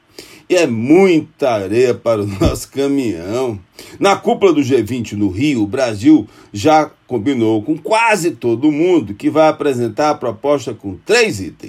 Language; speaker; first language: Portuguese; native; Portuguese